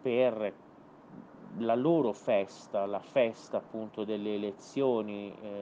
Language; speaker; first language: Italian; non-native, fluent; Persian